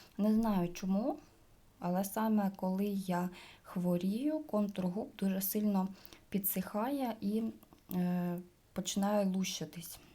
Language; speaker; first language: Ukrainian; non-native, local second language; Russian